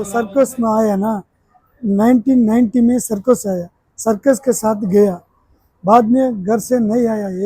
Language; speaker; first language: Hindi; non-native, local second language; Tamil